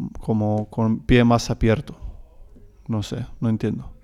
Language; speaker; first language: Spanish; non-native, learner; Croatian